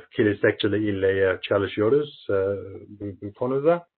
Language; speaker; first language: Turkish; non-native, learner; English